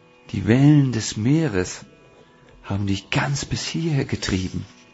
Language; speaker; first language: German; native; German